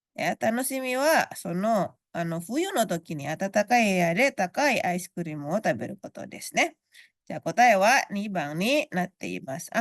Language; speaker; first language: Japanese; non-native, fluent; Indonesian